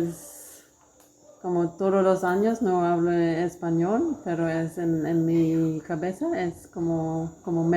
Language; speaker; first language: Spanish; non-native, learner; Swedish